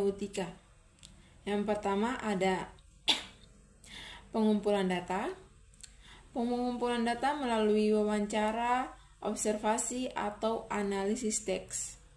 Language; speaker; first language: Indonesian; native; Indonesian